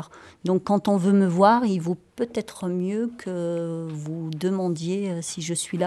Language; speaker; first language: French; native; French